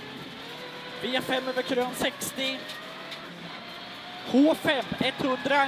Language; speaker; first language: Swedish; native; Swedish